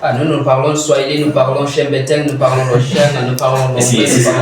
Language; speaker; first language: French; non-native, learner; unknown